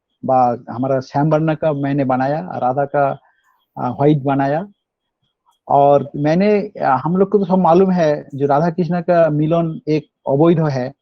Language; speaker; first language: Hindi; non-native, local second language; Bangla